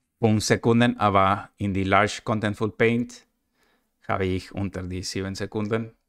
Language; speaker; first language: German; non-native, learner; Spanish